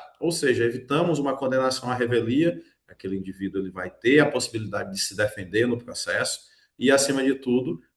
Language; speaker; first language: Portuguese; native; Portuguese